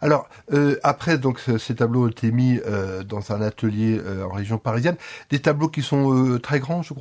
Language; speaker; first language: French; native; French